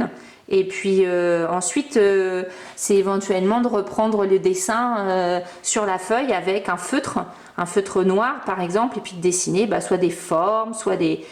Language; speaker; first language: French; native; French